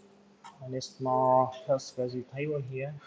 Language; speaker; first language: English; non-native, local second language; Vietnamese